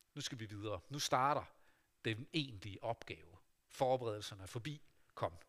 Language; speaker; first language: Danish; native; Danish